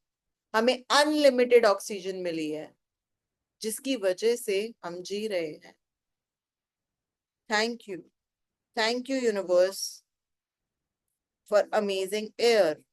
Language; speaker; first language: Hindi; native; Hindi